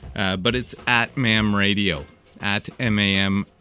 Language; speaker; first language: English; native; English